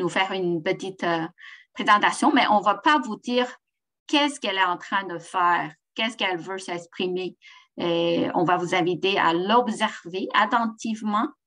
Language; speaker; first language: French; non-native, fluent; Chinese